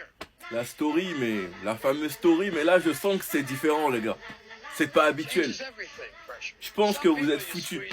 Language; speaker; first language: French; native; French